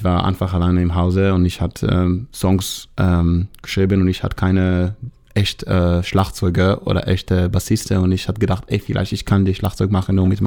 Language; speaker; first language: German; non-native, learner; Hebrew